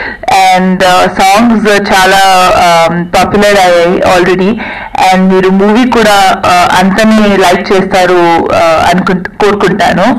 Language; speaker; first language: Telugu; non-native, fluent; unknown